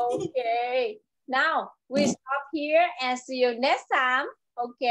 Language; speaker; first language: English; non-native, learner; Vietnamese